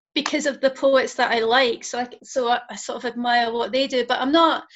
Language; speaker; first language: English; native; English